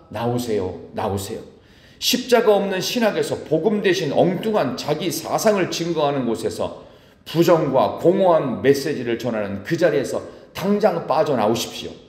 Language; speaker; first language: Korean; native; Korean